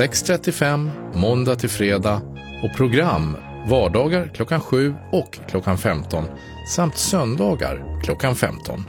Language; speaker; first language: Swedish; native; Swedish